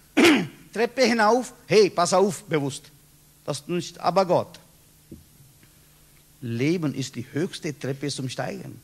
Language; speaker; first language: German; non-native, learner; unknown